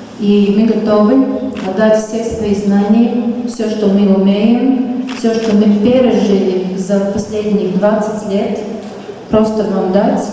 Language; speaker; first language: Russian; non-native, local second language; Latvian